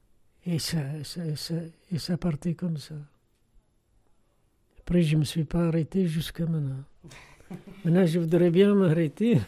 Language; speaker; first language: French; non-native, fluent; Arabic